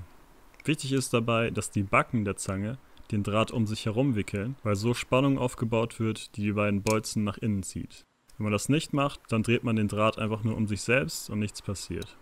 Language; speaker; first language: German; native; German